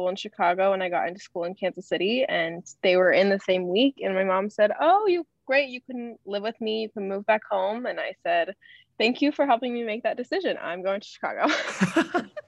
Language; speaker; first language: English; native; English